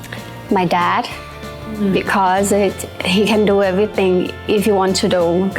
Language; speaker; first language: English; non-native, learner; Thai